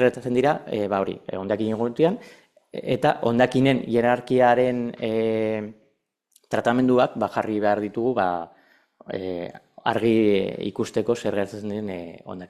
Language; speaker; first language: Basque; non-native, local second language; Spanish